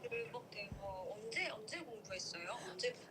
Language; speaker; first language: Korean; native; Korean